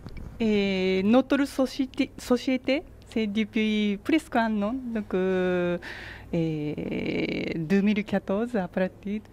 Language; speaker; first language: French; non-native, learner; Japanese